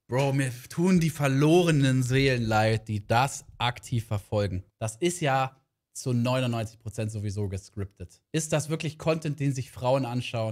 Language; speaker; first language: German; native; German